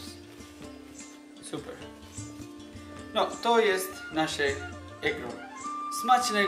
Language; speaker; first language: Polish; non-native, learner; Bangla